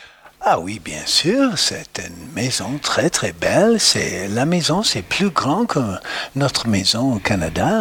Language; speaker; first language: French; non-native, learner; English